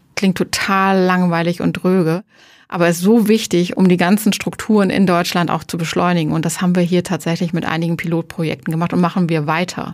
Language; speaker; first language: German; native; German